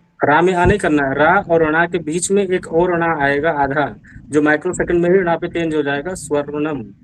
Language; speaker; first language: Hindi; native; Hindi